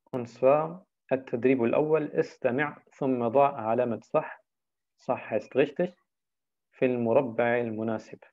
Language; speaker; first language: Arabic; non-native, fluent; German